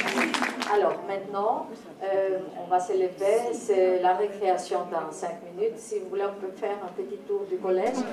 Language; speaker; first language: French; non-native, fluent; Greek